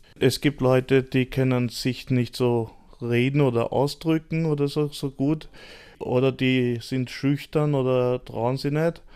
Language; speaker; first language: German; early bilingual, other home language; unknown